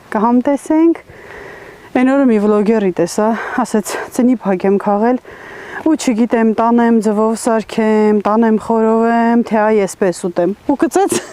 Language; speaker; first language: Armenian; native; Armenian